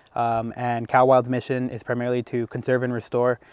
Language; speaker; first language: English; native; English